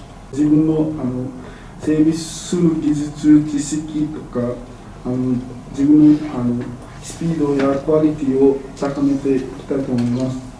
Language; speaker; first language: Japanese; non-native, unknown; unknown